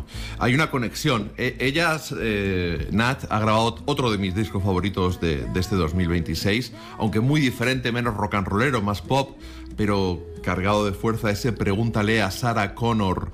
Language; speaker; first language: Spanish; native; Spanish